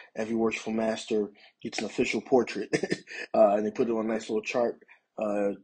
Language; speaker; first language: English; native; English